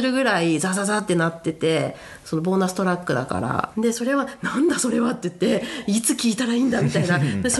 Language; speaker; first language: Japanese; native; Japanese